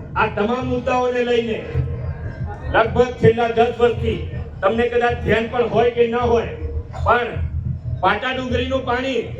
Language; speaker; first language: Gujarati; non-native, local second language; Bhili